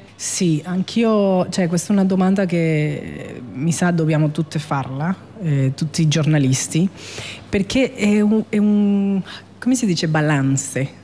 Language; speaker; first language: Italian; non-native, fluent; Spanish